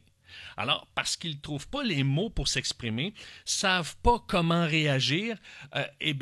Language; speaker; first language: French; native; French